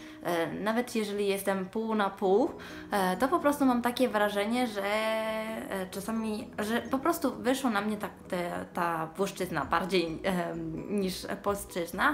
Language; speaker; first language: Polish; early bilingual, heritage; Polish